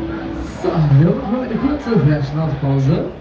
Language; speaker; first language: German; native; German